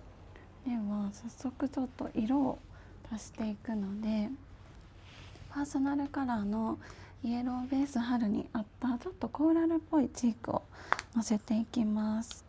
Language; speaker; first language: Japanese; native; Japanese